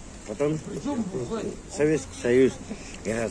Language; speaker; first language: Russian; non-native, local second language; Kyrgyz